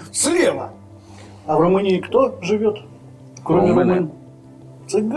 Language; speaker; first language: Russian; native; Russian